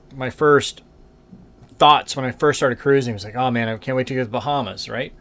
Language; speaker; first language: English; native; English